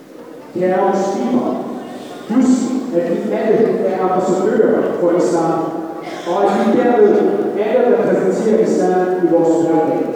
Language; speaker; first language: Danish; non-native, fluent; Arabic